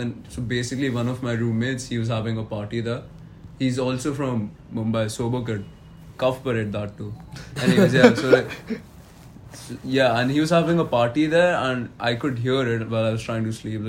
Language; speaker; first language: English; non-native, local second language; Hindi